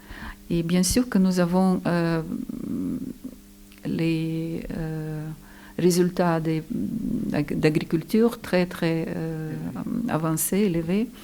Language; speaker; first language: French; non-native, fluent; Ukrainian